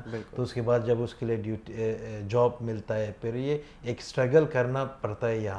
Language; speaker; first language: Hindi; non-native, fluent; Pashto